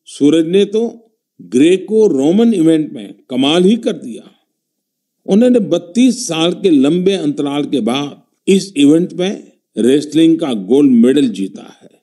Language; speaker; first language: Hindi; non-native, local second language; Gujarati